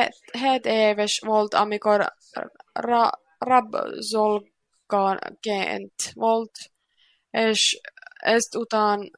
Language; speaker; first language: Hungarian; non-native, learner; Finnish